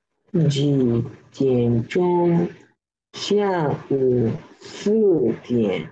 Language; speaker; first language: Chinese; non-native, learner; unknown